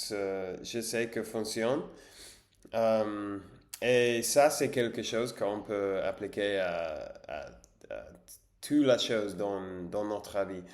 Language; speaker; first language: French; non-native, learner; English